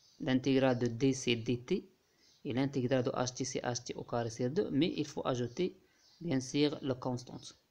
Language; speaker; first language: French; non-native, local second language; Arabic